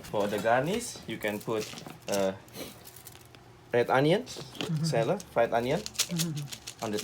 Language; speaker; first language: English; non-native, fluent; Indonesian